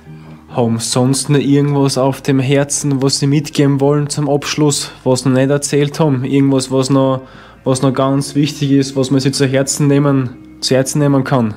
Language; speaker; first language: German; native; German